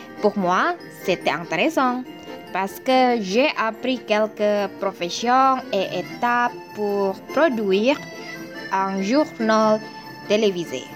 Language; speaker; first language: French; non-native, learner; Indonesian